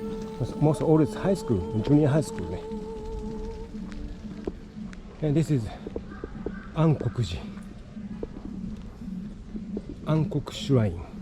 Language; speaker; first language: English; non-native, learner; Japanese